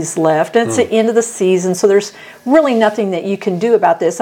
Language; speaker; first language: English; native; English